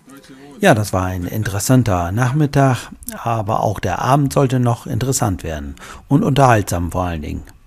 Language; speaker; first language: German; native; German